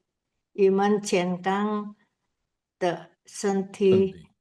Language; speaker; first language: Chinese; non-native, learner; Indonesian